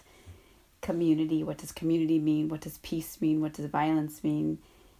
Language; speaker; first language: English; native; English